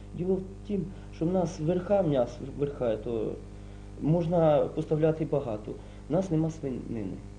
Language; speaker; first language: Ukrainian; native; Ukrainian